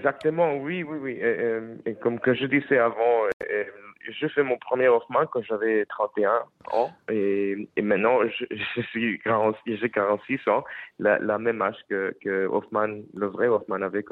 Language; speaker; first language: French; non-native, fluent; Spanish